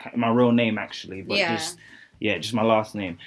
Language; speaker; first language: English; native; English